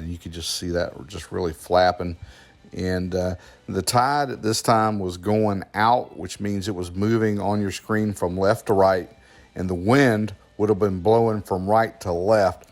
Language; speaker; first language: English; native; English